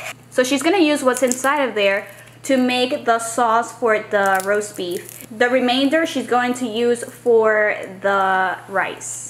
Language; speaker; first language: English; early bilingual, other home language; Spanish